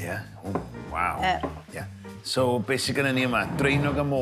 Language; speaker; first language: Welsh; native; Welsh